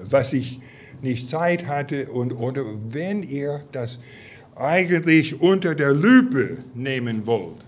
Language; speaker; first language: German; non-native, fluent; English